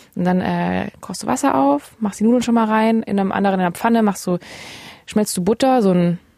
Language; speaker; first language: German; native; German